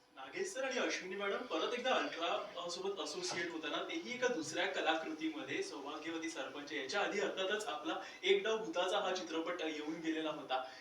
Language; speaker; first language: Marathi; native; Marathi